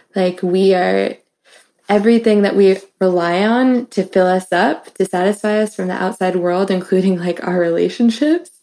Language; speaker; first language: English; native; English